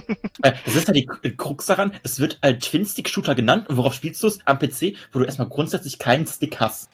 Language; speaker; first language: German; native; German